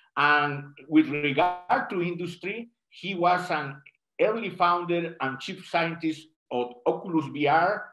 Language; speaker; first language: English; non-native, fluent; Spanish